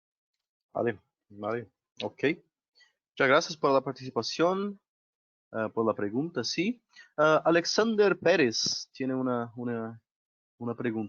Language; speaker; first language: Spanish; non-native, local second language; Portuguese